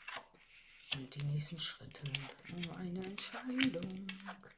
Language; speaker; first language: German; native; German